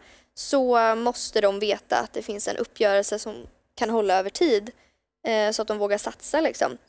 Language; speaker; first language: Swedish; native; Swedish